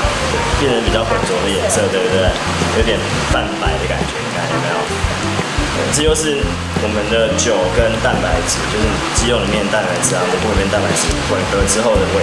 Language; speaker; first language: Chinese; native; Chinese